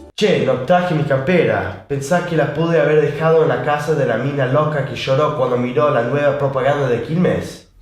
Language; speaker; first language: Spanish; non-native, fluent; English